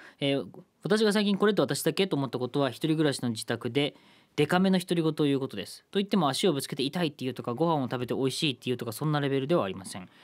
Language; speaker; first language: Japanese; native; Japanese